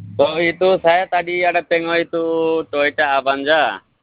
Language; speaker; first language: Malay; non-native, learner; Bangla